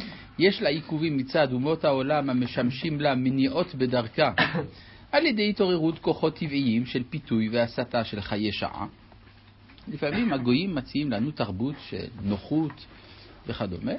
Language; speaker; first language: Hebrew; native; Hebrew